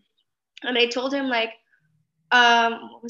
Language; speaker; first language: English; non-native, local second language; Filipino